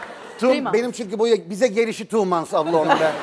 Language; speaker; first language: Turkish; native; Turkish